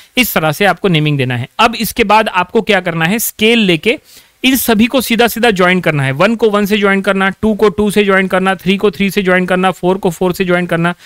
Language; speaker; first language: Hindi; non-native, local second language; Marathi